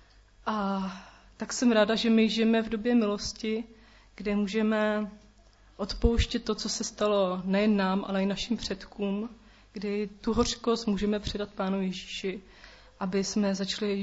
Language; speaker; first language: Czech; native; Czech